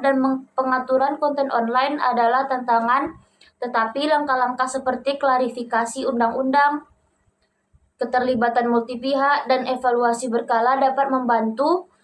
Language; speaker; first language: Indonesian; native; Indonesian